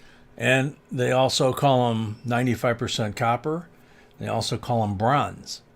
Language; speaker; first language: English; native; English